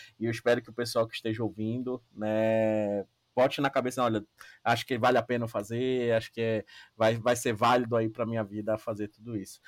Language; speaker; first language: Portuguese; native; Portuguese